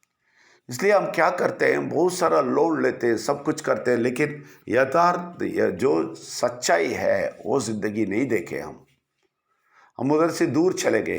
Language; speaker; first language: Hindi; non-native, local second language; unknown